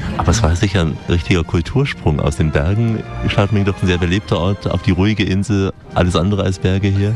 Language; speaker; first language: German; native; German